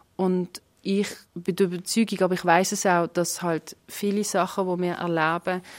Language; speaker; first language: German; native; German